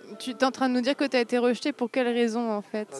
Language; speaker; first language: French; native; French